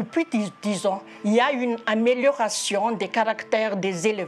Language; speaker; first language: French; non-native, local second language; Malagasy